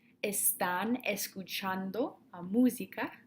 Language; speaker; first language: Spanish; non-native, fluent; English